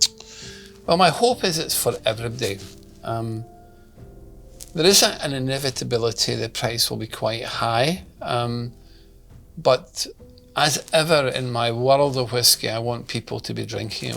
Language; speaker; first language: English; native; English